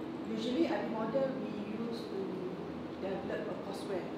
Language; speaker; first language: English; non-native, local second language; Malay